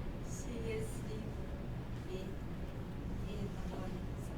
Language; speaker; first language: English; non-native, learner; Japanese